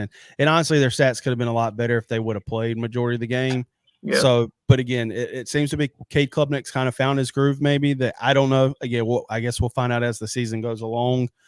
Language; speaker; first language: English; native; English